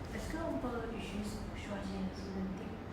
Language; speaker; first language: French; non-native, learner; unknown